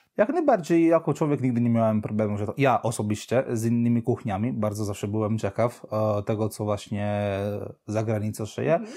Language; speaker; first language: Polish; non-native, fluent; Italian